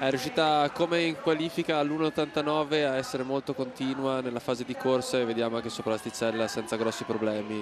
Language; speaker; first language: Italian; native; Italian